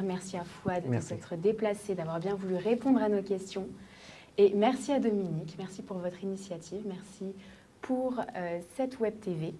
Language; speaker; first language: French; native; French